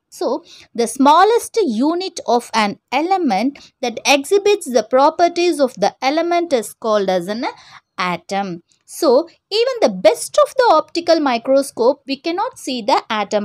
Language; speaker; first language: English; non-native, local second language; Tamil